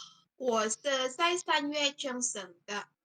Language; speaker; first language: Chinese; non-native, learner; Malay